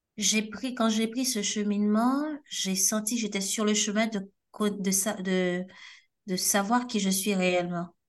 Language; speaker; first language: French; non-native, local second language; Haitian Creole